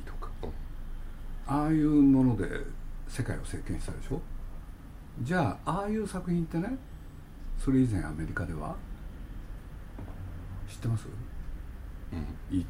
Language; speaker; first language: Japanese; native; Japanese